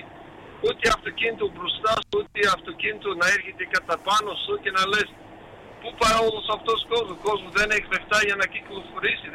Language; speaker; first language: Greek; early bilingual, heritage; Greek